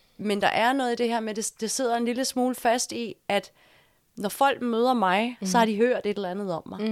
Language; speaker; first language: Danish; early bilingual, other home language; English